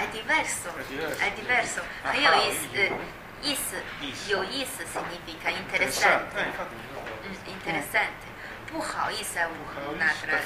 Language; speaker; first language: Italian; non-native, fluent; Chinese